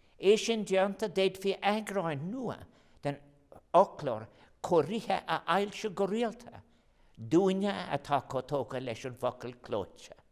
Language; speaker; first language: Irish; non-native, local second language; English